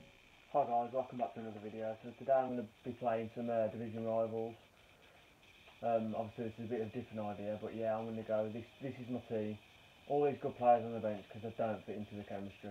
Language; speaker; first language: English; native; English